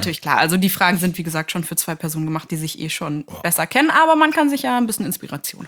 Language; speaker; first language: German; native; German